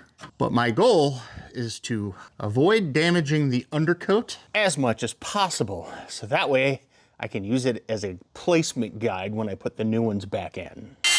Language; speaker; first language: English; native; English